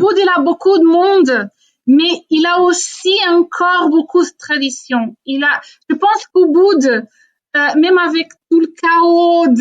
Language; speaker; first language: French; non-native, fluent; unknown